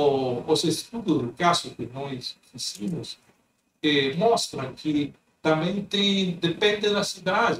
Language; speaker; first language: Portuguese; non-native, fluent; Spanish